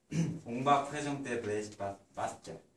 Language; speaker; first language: French; non-native, learner; Korean